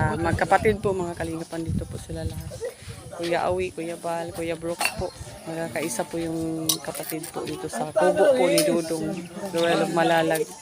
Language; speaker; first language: Filipino; non-native, local second language; Cebuano